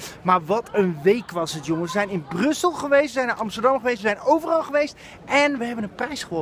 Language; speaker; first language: Dutch; native; Dutch